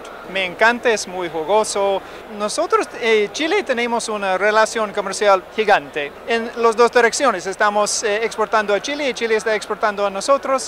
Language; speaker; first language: Spanish; non-native, fluent; English